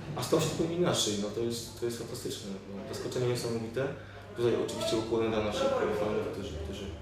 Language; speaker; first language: Polish; native; Polish